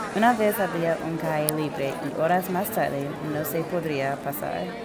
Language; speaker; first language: Spanish; non-native, learner; English